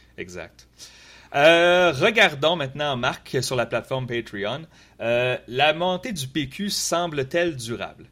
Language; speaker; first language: French; native; French